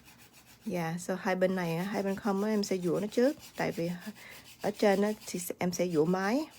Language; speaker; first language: Vietnamese; early bilingual, heritage; Vietnamese